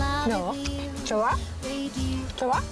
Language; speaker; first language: Korean; non-native, learner; Japanese